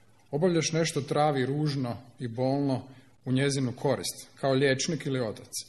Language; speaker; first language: Croatian; native; Croatian